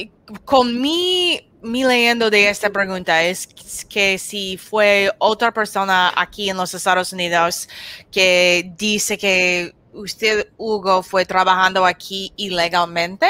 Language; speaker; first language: Spanish; non-native, learner; English